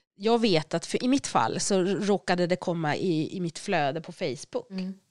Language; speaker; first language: Swedish; native; Swedish